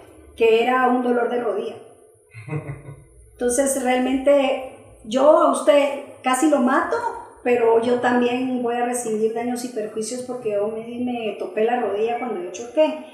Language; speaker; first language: Spanish; native; Spanish